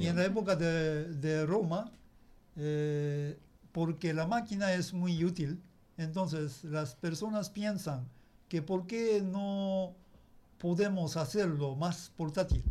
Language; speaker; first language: Spanish; non-native, learner; Japanese